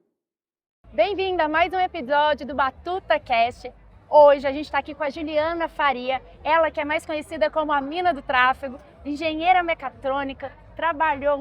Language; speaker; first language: Portuguese; native; Portuguese